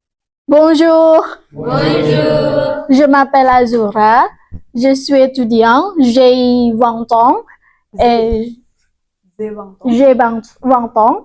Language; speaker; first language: French; non-native, learner; Indonesian